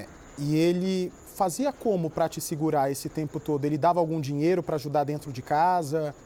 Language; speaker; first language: Portuguese; native; Portuguese